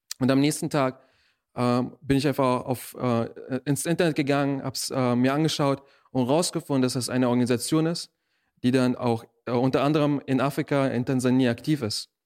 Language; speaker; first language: German; early bilingual, other home language; Russian